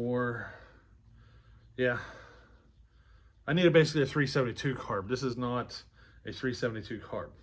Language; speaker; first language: English; native; English